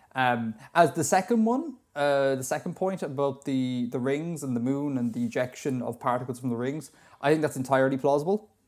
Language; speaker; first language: English; native; English